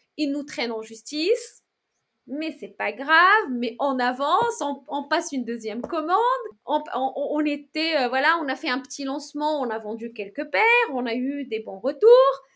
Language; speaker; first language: French; non-native, local second language; Arabic